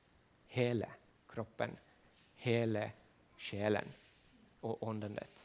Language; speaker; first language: Swedish; non-native, local second language; Finnish